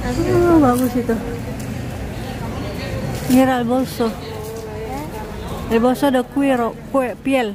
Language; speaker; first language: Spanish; non-native, learner; Indonesian